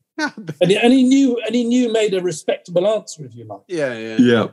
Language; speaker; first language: English; native; English